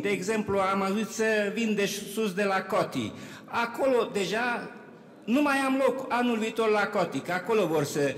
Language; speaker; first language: Romanian; non-native, local second language; Hungarian